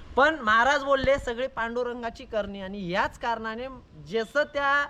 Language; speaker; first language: Marathi; non-native, local second language; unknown